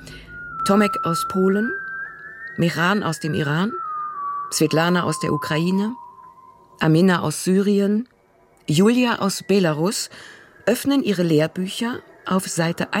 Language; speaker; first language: German; non-native, fluent; Russian